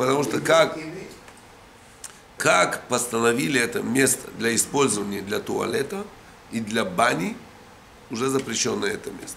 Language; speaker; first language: Russian; native; Russian